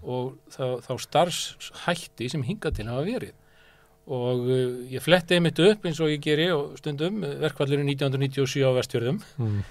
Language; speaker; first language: Icelandic; native; Icelandic